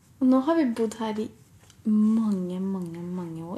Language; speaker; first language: Norwegian; non-native, fluent; Bosnian